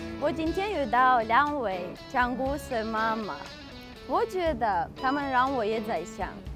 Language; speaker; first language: Chinese; non-native, fluent; Russian